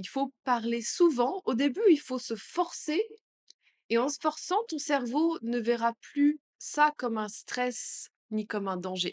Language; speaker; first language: French; native; French